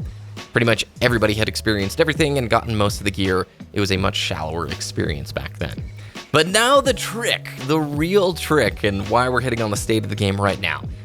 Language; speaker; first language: English; native; English